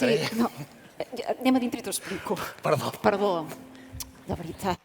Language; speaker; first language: Catalan; native; Catalan